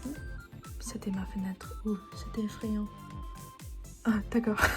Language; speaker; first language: French; non-native, learner; English